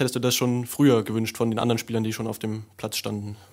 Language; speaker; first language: German; native; German